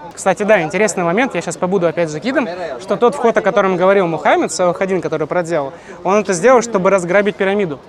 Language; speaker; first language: Russian; native; Russian